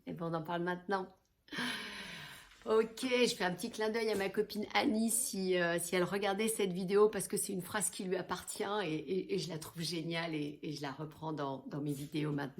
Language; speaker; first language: French; native; French